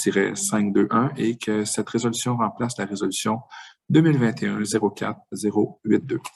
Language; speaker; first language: French; native; French